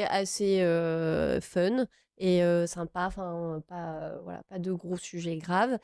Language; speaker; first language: French; native; French